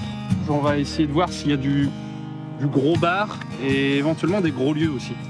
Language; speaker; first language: French; native; French